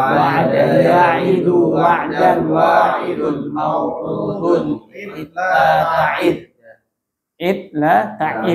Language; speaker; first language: Arabic; non-native, fluent; Indonesian